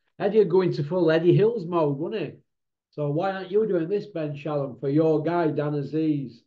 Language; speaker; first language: English; native; English